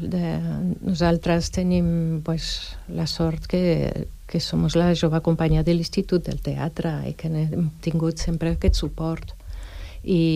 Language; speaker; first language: Catalan; non-native, fluent; French